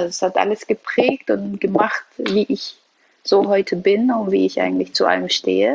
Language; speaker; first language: German; early bilingual, other home language; Persian